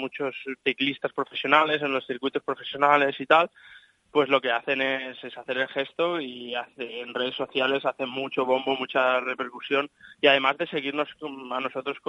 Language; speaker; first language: Spanish; native; Spanish